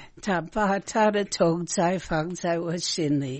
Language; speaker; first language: Chinese; non-native, fluent; English